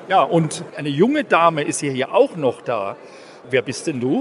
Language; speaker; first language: German; native; German